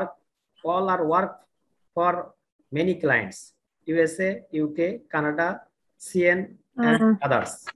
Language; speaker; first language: English; non-native, learner; Bangla